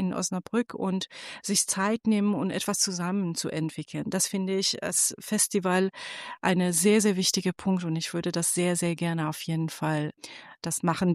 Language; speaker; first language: German; non-native, fluent; Persian